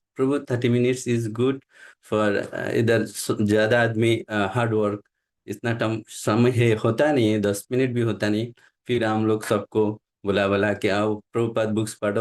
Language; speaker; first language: Hindi; non-native, local second language; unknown